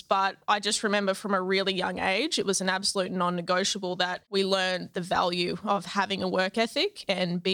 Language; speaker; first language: English; native; English